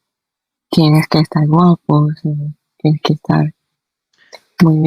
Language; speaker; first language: Spanish; non-native, fluent; Korean